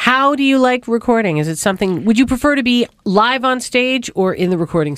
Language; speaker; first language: English; native; English